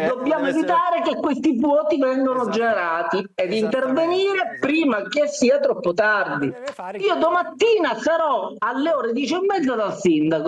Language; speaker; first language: Italian; native; Italian